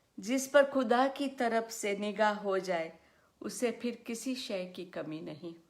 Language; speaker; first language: Hindi; non-native, local second language; Gujarati